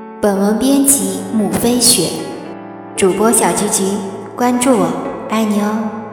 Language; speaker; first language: Chinese; native; Chinese